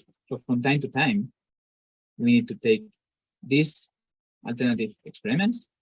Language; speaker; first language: English; non-native, fluent; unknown